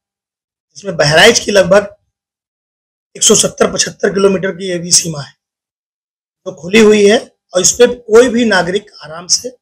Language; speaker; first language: Hindi; native; Hindi